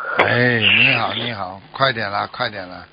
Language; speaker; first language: Chinese; native; Chinese